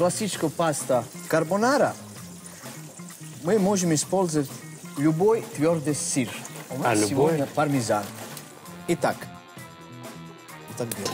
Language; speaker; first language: Russian; non-native, fluent; Italian